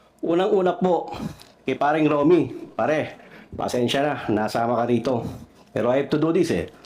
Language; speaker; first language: Filipino; non-native, local second language; Cebuano